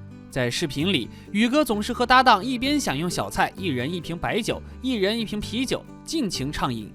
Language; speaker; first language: Chinese; native; Chinese